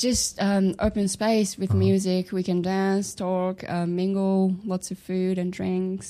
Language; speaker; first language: English; non-native, fluent; Japanese